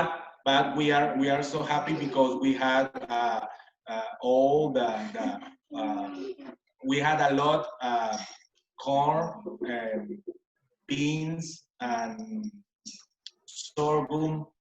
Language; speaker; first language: English; non-native, learner; Spanish